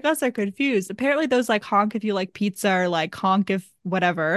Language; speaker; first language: English; native; English